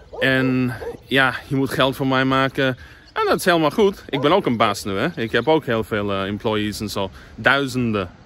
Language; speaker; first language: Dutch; non-native, fluent; English